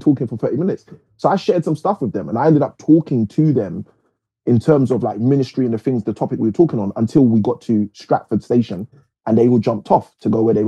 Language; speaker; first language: English; native; English